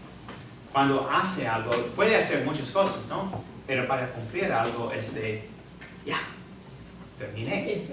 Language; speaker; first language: Spanish; non-native, fluent; English